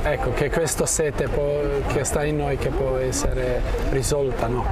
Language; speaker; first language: Italian; non-native, fluent; Croatian